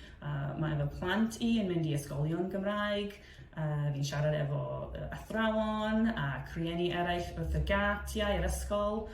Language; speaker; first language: Welsh; non-native, fluent; English